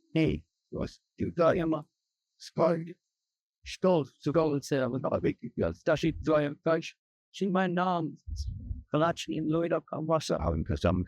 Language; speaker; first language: German; early bilingual, heritage; German